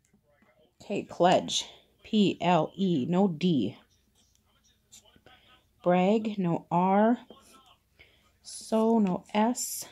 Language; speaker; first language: English; native; English